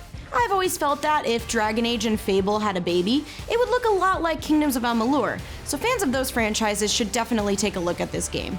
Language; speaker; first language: English; native; English